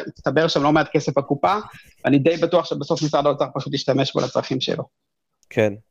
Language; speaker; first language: Hebrew; non-native, fluent; English